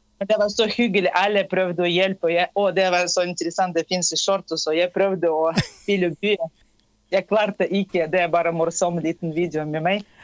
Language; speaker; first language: Norwegian; non-native, fluent; Tatar